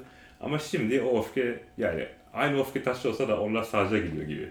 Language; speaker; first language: Turkish; non-native, learner; Japanese